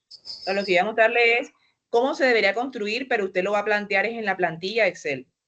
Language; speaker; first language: Spanish; native; Spanish